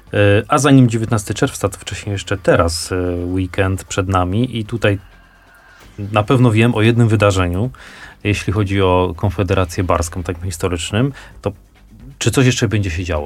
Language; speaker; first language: Polish; native; Polish